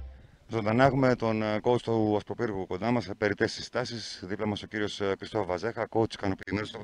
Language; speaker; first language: Greek; native; Greek